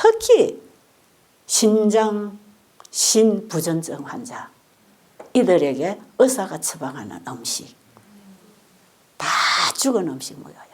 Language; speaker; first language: Korean; native; Korean